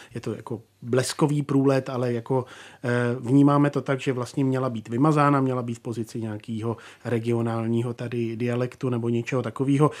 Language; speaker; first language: Czech; native; Czech